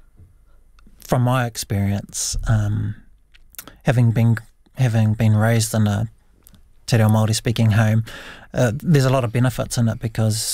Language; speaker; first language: English; non-native, local second language; Māori